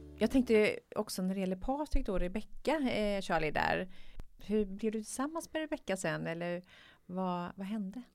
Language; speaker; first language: Swedish; native; Swedish